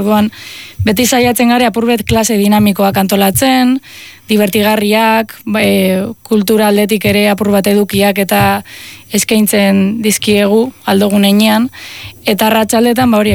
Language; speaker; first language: Basque; native; Basque